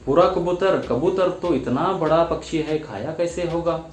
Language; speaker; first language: Hindi; non-native, local second language; Kannada